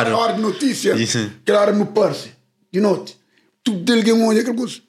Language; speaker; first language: Portuguese; non-native, local second language; Kabuverdianu